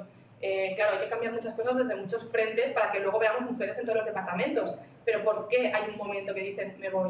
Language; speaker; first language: Spanish; native; Spanish